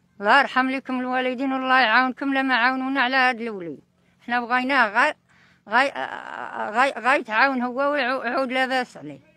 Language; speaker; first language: Arabic; native; Arabic